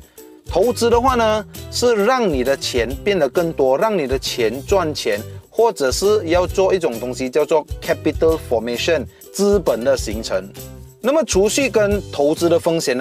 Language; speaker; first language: Chinese; native; Chinese